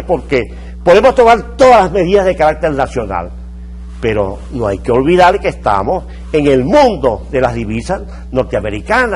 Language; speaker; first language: Spanish; native; Spanish